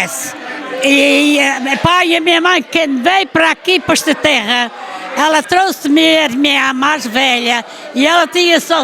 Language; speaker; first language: Portuguese; early bilingual, heritage; Portuguese